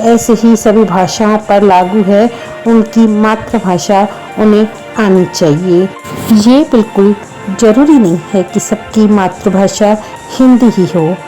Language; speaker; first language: Hindi; non-native, local second language; Sindhi